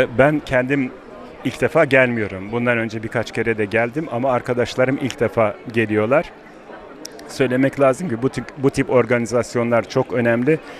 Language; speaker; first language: Turkish; non-native, fluent; Ossetic